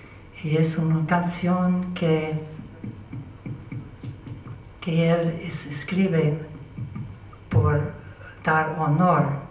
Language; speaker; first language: Spanish; non-native, learner; English